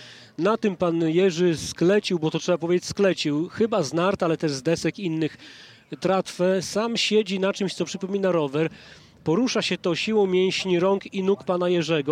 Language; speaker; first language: Polish; native; Polish